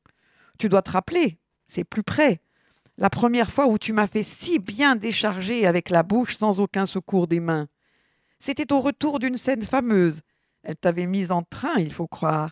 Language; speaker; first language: French; native; French